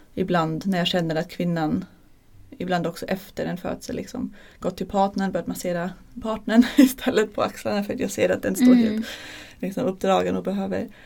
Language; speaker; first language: Swedish; non-native, fluent; German